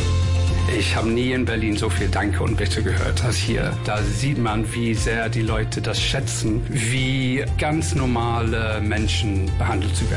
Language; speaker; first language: German; non-native, fluent; English